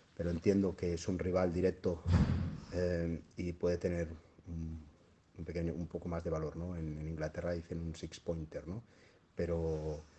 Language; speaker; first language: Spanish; non-native, local second language; Catalan